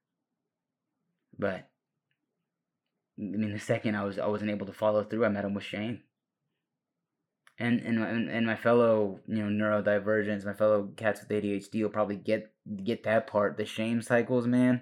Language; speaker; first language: English; early bilingual, other home language; Spanish